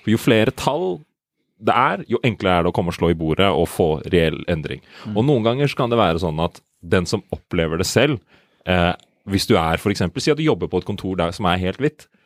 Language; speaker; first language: Norwegian; early bilingual, other home language; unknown